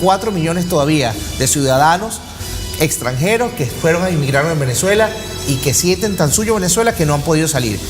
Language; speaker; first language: Spanish; native; Spanish